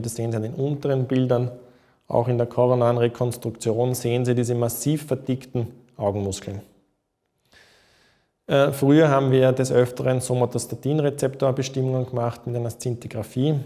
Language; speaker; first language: German; native; German